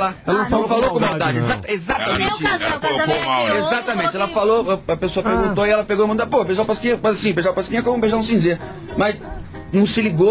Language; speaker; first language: Portuguese; native; Portuguese